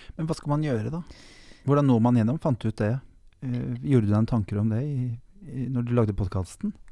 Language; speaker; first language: Norwegian; native; Norwegian